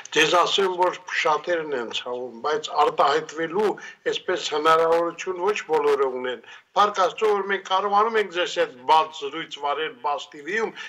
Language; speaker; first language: Armenian; native; Armenian